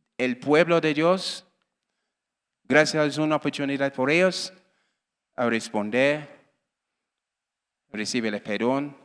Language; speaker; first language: Spanish; non-native, learner; English